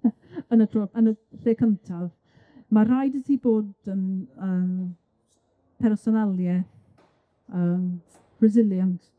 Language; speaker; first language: Welsh; non-native, local second language; English